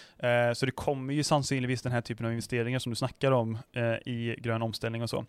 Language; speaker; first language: Swedish; native; Swedish